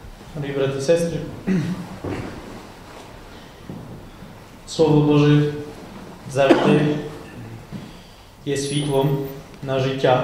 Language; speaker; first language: Ukrainian; non-native, fluent; Polish